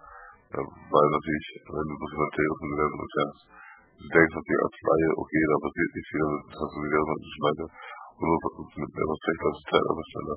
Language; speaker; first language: German; native; German